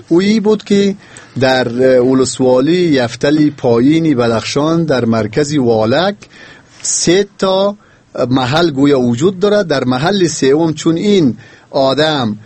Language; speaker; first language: Persian; native; Persian